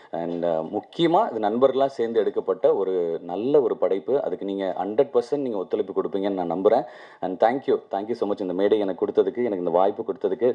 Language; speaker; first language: Tamil; native; Tamil